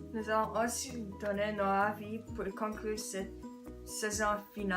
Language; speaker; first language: French; non-native, learner; English